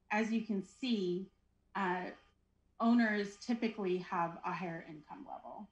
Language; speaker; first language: English; native; English